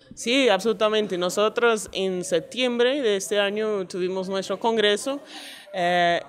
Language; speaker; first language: Spanish; non-native, fluent; English